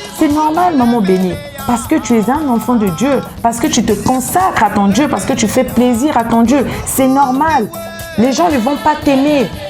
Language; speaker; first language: French; non-native, local second language; Lingala